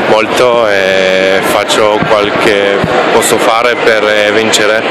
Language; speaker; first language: Italian; non-native, learner; Hebrew